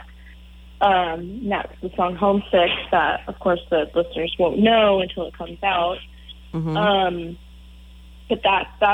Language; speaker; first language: English; native; English